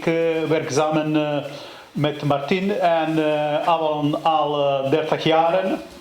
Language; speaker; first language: Dutch; non-native, learner; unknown